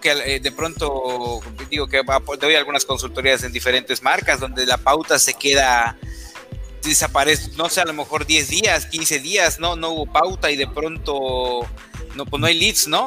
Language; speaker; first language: Spanish; native; Spanish